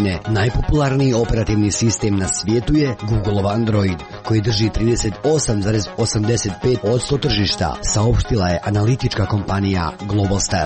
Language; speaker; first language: Croatian; native; Croatian